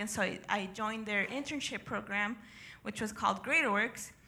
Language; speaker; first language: English; native; English